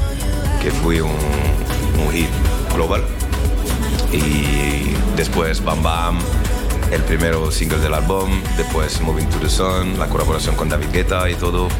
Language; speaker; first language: Spanish; non-native, learner; French